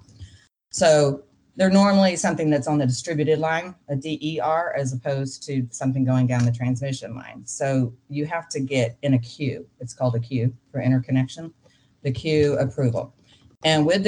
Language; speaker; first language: English; native; English